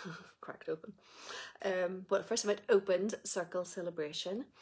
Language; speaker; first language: English; native; English